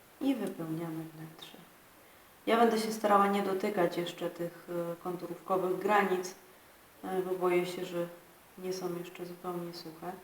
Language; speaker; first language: Polish; native; Polish